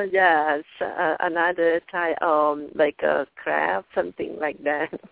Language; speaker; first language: English; non-native, learner; Thai